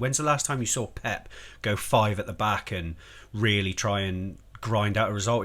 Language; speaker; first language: English; native; English